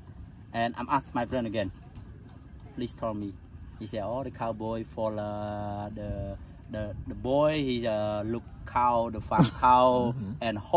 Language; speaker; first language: English; non-native, learner; Khmer